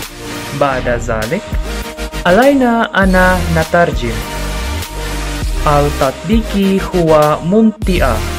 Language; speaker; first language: Arabic; non-native, learner; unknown